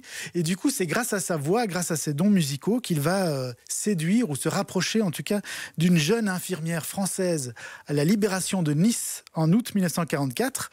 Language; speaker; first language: French; native; French